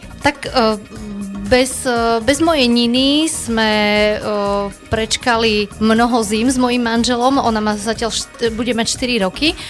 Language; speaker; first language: Slovak; native; Slovak